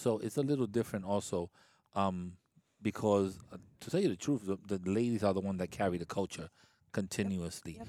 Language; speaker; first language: English; early bilingual, other home language; Spanish